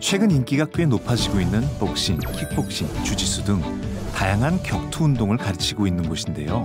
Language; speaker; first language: Korean; native; Korean